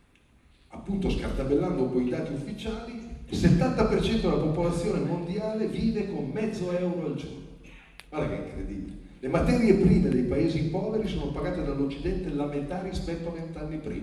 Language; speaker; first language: Italian; native; Italian